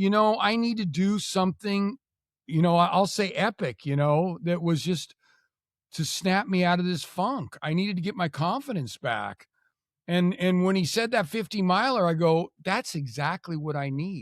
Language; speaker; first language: English; native; English